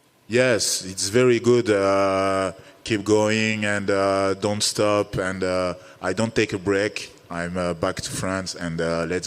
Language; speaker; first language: English; non-native, learner; French